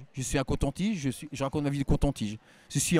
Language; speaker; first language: French; native; French